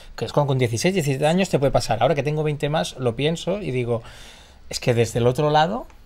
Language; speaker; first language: Spanish; native; Spanish